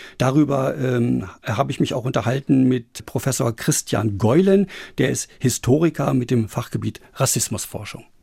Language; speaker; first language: German; native; German